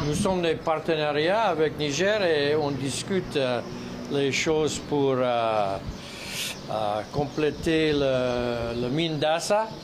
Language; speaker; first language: French; non-native, learner; English